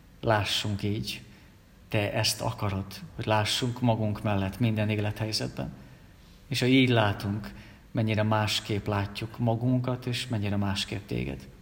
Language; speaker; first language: Hungarian; native; Hungarian